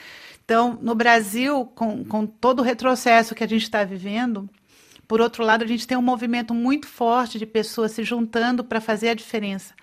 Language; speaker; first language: Portuguese; native; Portuguese